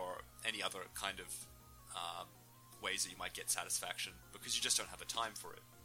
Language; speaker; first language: English; native; English